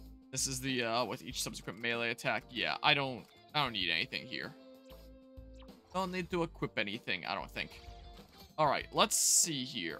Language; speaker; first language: English; native; English